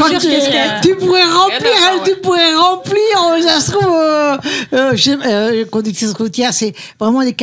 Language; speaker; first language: French; native; French